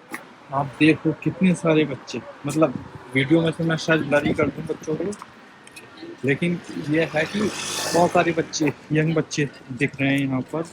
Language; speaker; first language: Hindi; native; Hindi